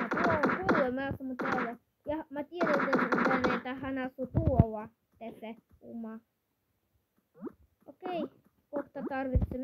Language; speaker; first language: Finnish; non-native, learner; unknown